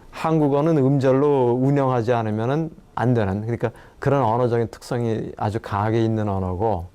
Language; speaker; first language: Korean; native; Korean